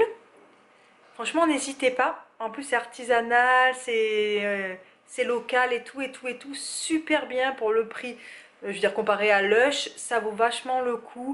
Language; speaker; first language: French; native; French